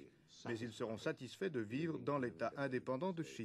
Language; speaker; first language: French; non-native, fluent; Turkish